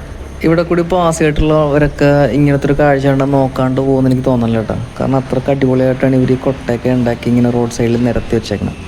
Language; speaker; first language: Malayalam; native; Malayalam